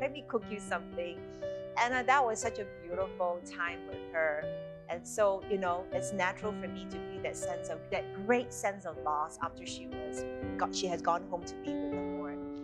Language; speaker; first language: English; non-native, local second language; Chinese